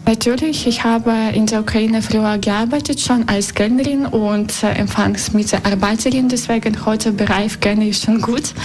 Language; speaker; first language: German; non-native, learner; Russian